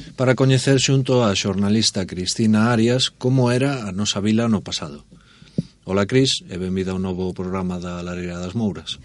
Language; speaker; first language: Galician; native; Galician